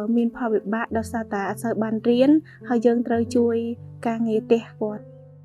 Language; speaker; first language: Khmer; non-native, local second language; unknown